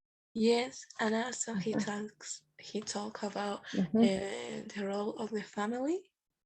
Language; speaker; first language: English; non-native, learner; Spanish